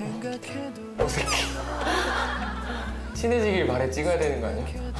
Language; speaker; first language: Korean; non-native, fluent; Chinese